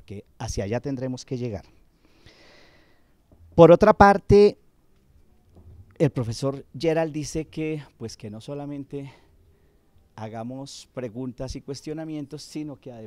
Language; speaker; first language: Spanish; native; Spanish